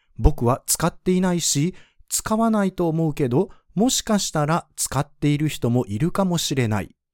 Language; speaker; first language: Japanese; native; Japanese